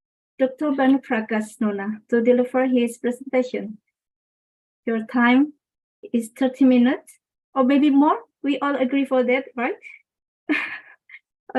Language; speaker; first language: English; non-native, local second language; Indonesian